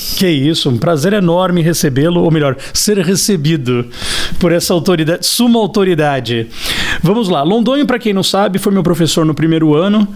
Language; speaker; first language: Portuguese; native; Portuguese